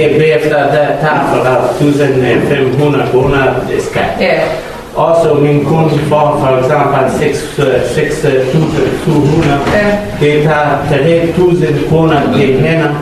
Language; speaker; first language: Danish; non-native, learner; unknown